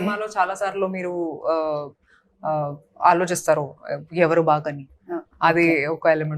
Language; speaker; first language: Telugu; non-native, local second language; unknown